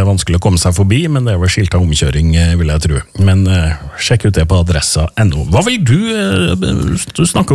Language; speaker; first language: Norwegian; native; Norwegian